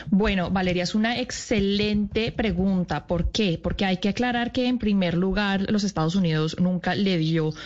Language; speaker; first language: Spanish; native; Spanish